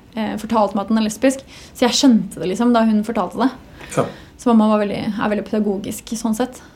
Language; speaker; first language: Norwegian; native; Norwegian